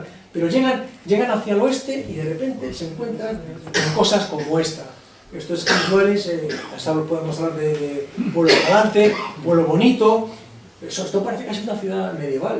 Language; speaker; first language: Spanish; native; Spanish